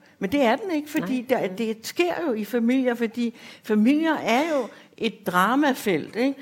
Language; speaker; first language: Danish; native; Danish